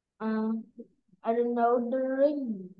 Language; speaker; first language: English; non-native, learner; Vietnamese